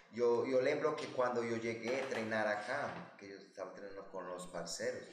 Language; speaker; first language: Portuguese; non-native, learner; Spanish